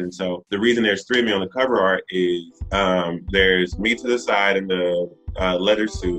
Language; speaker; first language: English; native; English